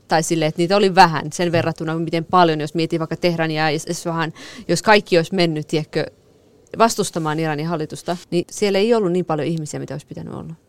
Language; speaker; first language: Finnish; early bilingual, other home language; Kurdish